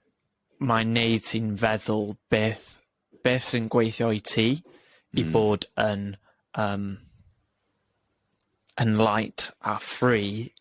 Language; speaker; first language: Welsh; non-native, local second language; English